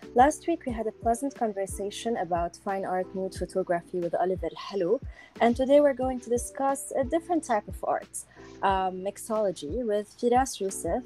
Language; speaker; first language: English; non-native, local second language; Arabic